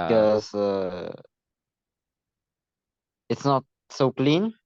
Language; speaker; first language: English; non-native, learner; Vietnamese